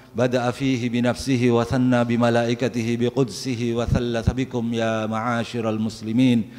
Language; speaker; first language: Arabic; non-native, fluent; Indonesian